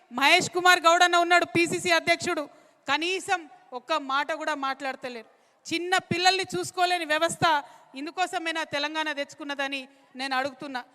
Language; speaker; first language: Telugu; native; Telugu